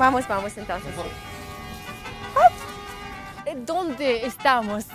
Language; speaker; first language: Spanish; non-native, learner; Russian